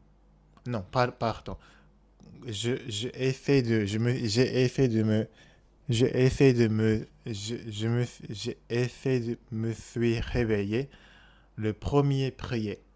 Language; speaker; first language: French; non-native, learner; Japanese